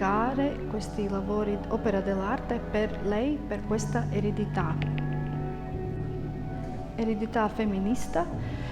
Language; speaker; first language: Italian; non-native, learner; Latvian